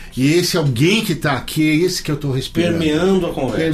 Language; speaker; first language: Portuguese; native; Portuguese